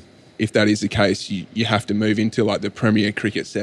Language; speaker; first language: English; native; English